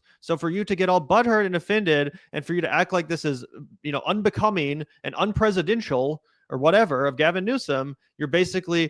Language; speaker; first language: English; native; English